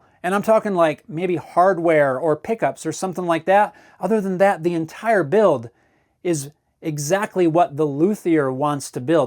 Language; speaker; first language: English; native; English